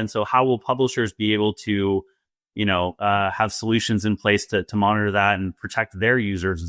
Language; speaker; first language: English; native; English